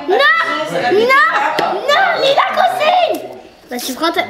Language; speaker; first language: French; native; French